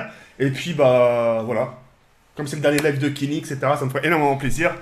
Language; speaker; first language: French; native; French